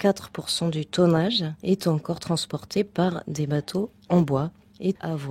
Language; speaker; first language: French; native; French